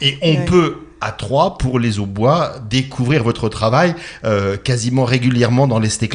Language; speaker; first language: French; native; French